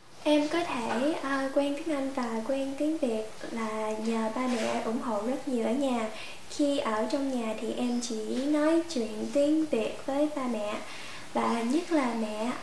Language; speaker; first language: Vietnamese; early bilingual, heritage; Vietnamese